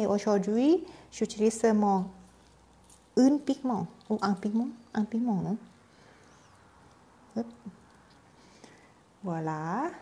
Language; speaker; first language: French; non-native, learner; Thai